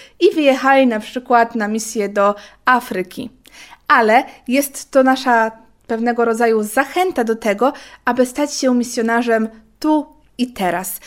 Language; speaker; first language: Polish; native; Polish